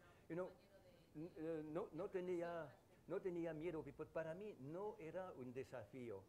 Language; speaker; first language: Spanish; non-native, fluent; French